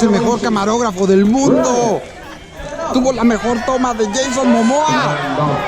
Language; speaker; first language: Spanish; native; Spanish